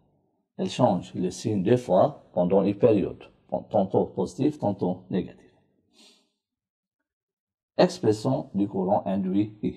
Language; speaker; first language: French; non-native, local second language; Arabic